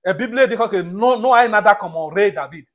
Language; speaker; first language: Spanish; non-native, learner; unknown